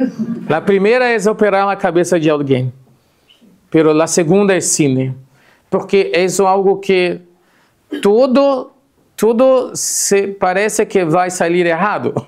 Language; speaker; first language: Spanish; non-native, fluent; Portuguese